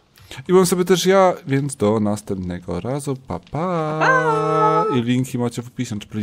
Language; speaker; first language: Polish; native; Polish